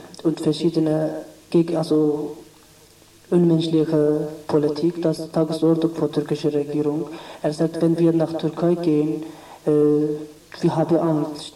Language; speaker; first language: German; non-native, learner; Kurdish